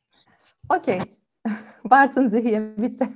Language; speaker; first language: German; non-native, learner; Turkish